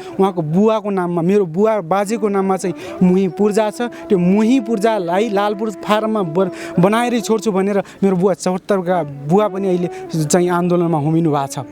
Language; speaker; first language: Nepali; non-native, local second language; Dangaura Tharu